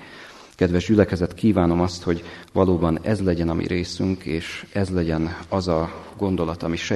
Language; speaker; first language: Hungarian; native; Hungarian